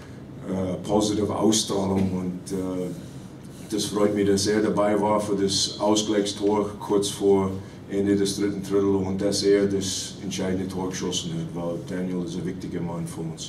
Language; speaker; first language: German; non-native, fluent; English